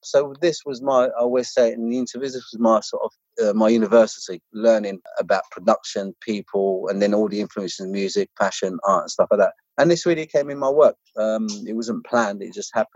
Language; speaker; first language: English; non-native, local second language; Arabic